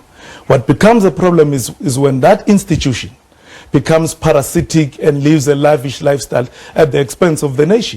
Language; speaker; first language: English; non-native, local second language; Swati